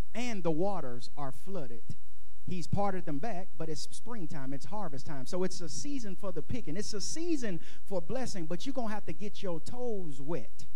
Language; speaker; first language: English; native; English